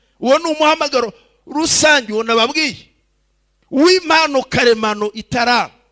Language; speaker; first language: Kinyarwanda; early bilingual, heritage; Kinyarwanda